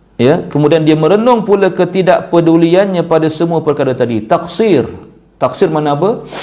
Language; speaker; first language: Malay; native; Malay